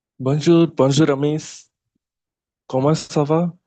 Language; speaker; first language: French; non-native, learner; Telugu